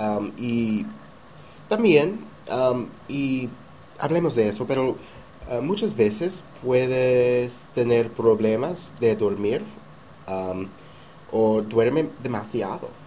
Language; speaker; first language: Spanish; non-native, learner; English